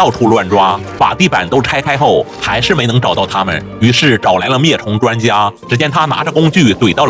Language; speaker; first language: Chinese; native; Chinese